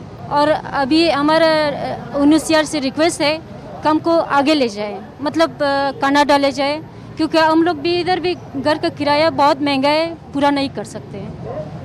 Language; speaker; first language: Hindi; non-native, learner; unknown